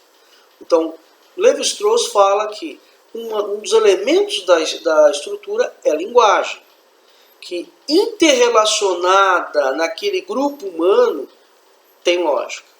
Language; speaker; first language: Portuguese; native; Portuguese